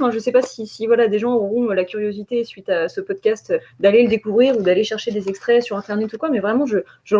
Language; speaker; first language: French; native; French